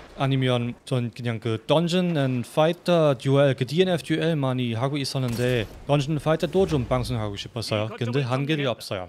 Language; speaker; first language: Korean; non-native, fluent; German